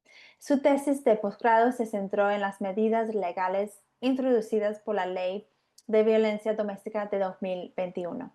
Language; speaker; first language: Spanish; non-native, fluent; English